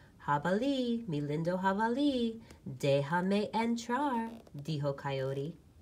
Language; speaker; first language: Spanish; non-native, learner; English